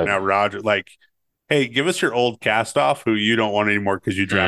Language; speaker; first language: English; native; English